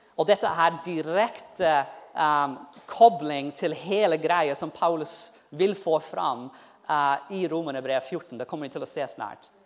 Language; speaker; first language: Norwegian; non-native, fluent; English